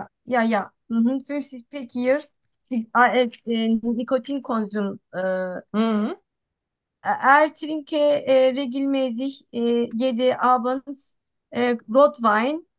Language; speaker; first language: German; non-native, learner; Turkish